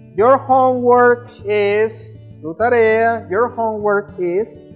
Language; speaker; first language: English; non-native, fluent; Spanish